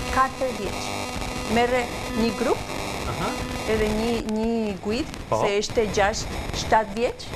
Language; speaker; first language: Albanian; non-native, learner; Spanish